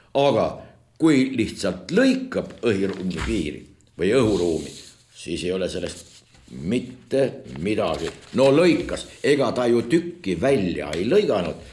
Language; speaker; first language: Estonian; native; Estonian